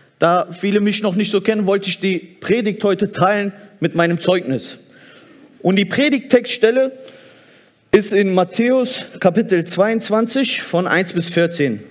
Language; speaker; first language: German; early bilingual, other home language; Turkish